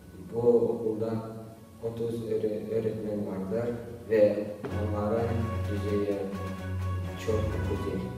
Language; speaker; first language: Turkish; non-native, learner; Kazakh